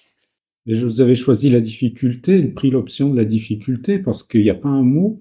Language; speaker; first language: French; native; French